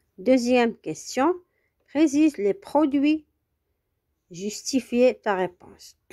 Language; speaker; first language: French; non-native, local second language; Arabic